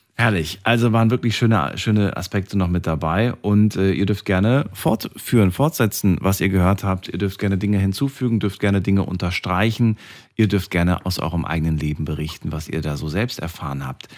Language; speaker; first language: German; native; German